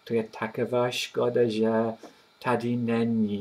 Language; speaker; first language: Czech; non-native, learner; English